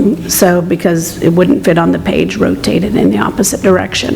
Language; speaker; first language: English; native; English